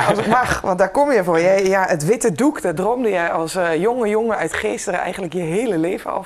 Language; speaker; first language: Dutch; native; Dutch